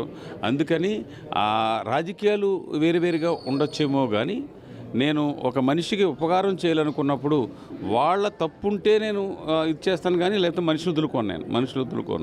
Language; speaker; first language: Telugu; native; Telugu